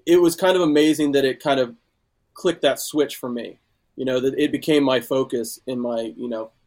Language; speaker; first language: English; native; English